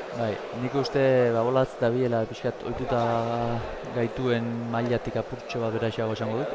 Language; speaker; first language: Basque; native; Basque